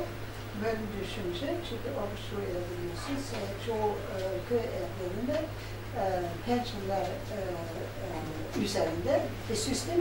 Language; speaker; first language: Turkish; non-native, learner; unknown